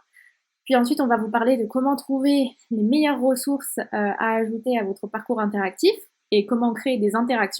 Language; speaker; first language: French; native; French